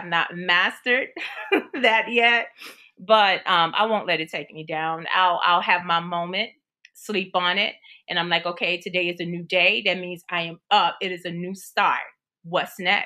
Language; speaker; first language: English; native; English